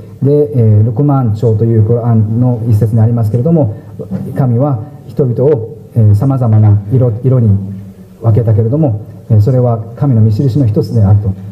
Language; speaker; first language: Japanese; native; Japanese